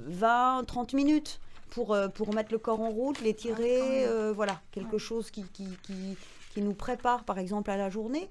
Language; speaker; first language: French; native; French